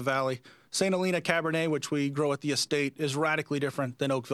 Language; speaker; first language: English; native; English